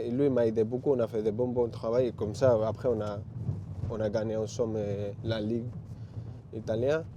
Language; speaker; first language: French; non-native, learner; Spanish